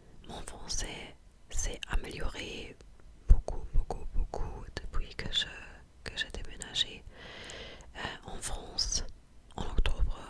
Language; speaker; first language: French; non-native, fluent; German